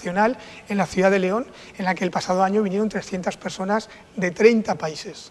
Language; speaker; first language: Spanish; native; Spanish